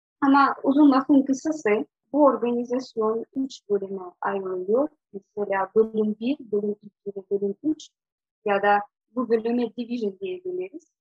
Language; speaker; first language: Turkish; non-native, fluent; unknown